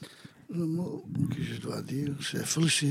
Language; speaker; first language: French; non-native, fluent; Portuguese